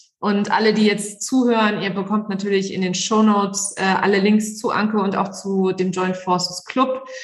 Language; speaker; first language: German; native; German